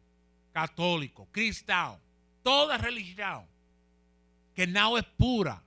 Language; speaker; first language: Portuguese; non-native, learner; Spanish